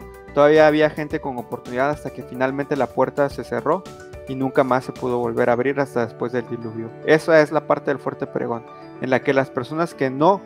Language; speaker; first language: Spanish; native; Spanish